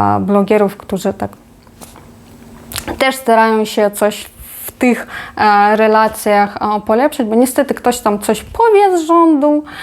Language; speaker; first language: Polish; non-native, fluent; Ukrainian